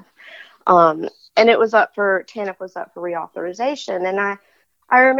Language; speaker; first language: English; native; English